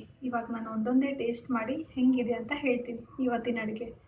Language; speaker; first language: Kannada; native; Kannada